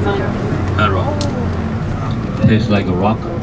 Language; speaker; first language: English; non-native, learner; Khmer